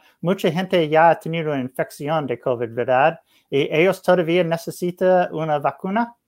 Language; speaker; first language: Spanish; non-native, learner; English